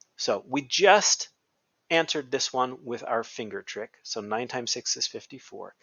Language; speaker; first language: English; native; English